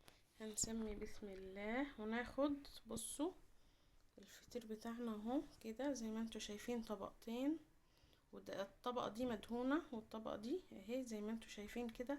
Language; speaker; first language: Arabic; native; Arabic